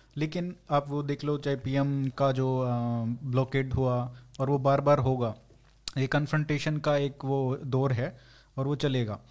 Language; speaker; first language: Hindi; native; Hindi